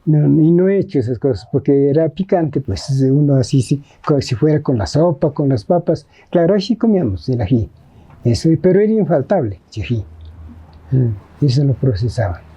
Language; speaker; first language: Spanish; native; Spanish